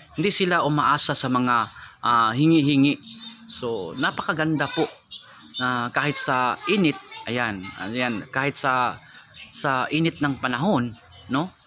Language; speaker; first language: Filipino; non-native, local second language; Cebuano